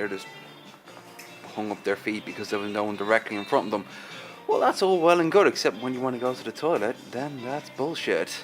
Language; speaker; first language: English; native; English